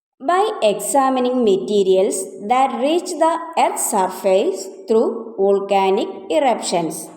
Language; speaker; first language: English; non-native, local second language; Malayalam